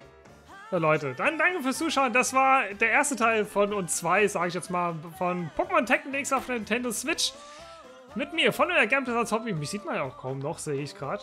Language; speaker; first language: German; native; German